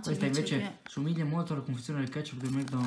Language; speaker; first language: Italian; native; Italian